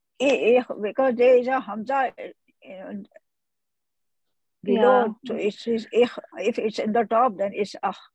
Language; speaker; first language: English; non-native, fluent; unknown